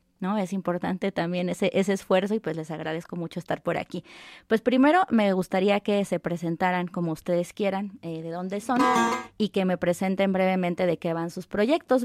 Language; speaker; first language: Spanish; native; Spanish